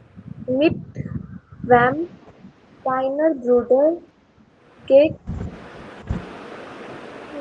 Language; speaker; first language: German; non-native, learner; Hindi